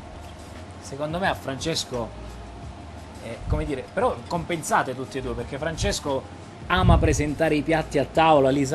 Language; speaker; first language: Italian; native; Italian